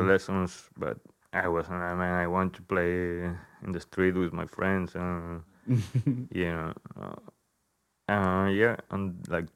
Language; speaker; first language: English; non-native, fluent; Spanish